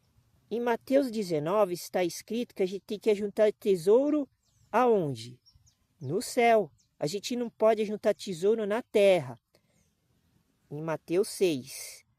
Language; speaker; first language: Portuguese; native; Portuguese